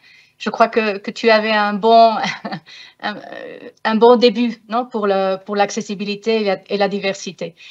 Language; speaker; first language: French; non-native, fluent; Spanish